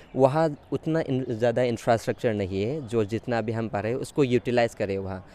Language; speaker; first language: Hindi; non-native, local second language; Manipuri